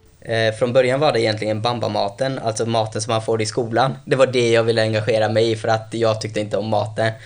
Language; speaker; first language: Swedish; early bilingual, other home language; Albanian